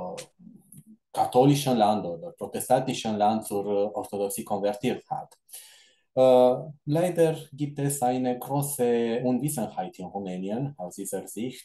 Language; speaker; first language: German; non-native, fluent; Romanian